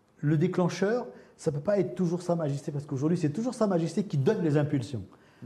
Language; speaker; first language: French; early bilingual, other home language; Arabic